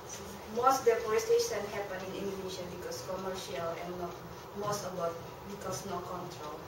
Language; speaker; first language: English; non-native, learner; Indonesian